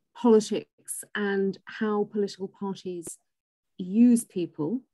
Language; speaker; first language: English; native; English